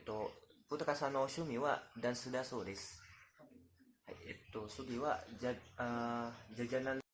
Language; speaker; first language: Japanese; non-native, learner; Indonesian